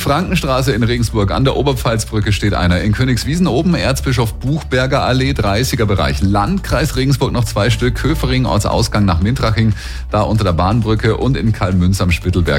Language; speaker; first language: German; native; German